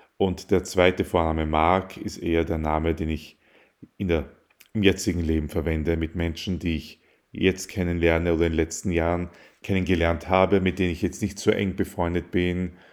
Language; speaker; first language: German; early bilingual, other home language; Arabic